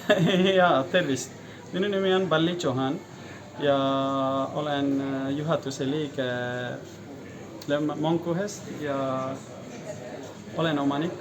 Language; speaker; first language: Estonian; non-native, learner; Hindi